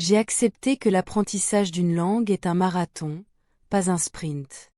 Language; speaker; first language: French; non-native, fluent; Portuguese